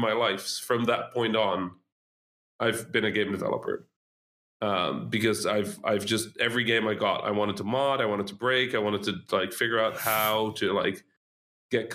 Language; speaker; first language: English; non-native, fluent; Dutch